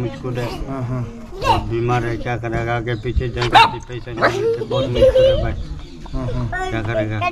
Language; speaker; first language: Hindi; non-native, local second language; Tibetan